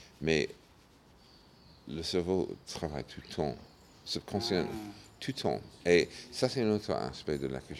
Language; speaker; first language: French; non-native, fluent; English